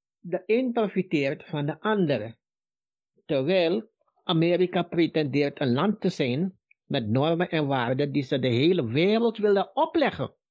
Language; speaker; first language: Dutch; native; Dutch